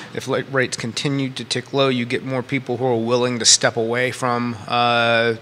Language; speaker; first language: English; native; English